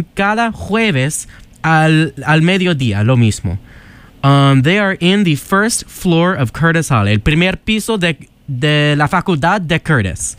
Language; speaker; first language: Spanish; non-native, learner; English